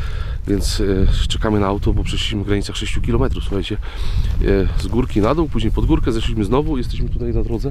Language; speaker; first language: Polish; native; Polish